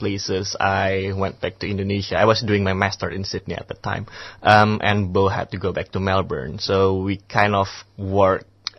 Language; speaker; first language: English; non-native, fluent; Indonesian